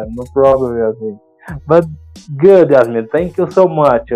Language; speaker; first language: English; non-native, learner; Portuguese